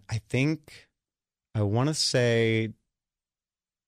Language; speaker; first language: English; native; English